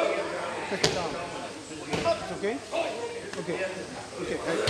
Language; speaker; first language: English; non-native, learner; Japanese